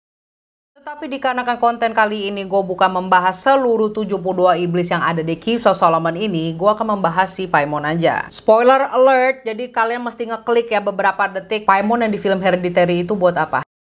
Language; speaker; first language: Indonesian; native; Indonesian